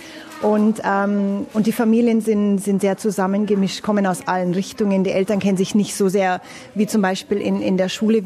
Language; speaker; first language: German; native; German